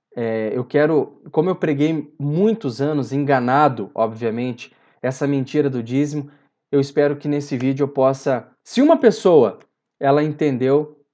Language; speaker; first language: Portuguese; native; Portuguese